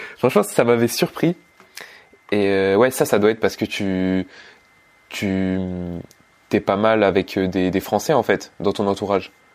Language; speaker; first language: French; native; French